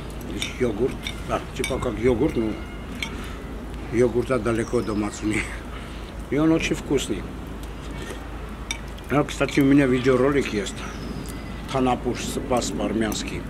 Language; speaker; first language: Russian; non-native, fluent; Armenian